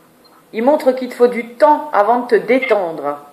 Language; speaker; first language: French; native; French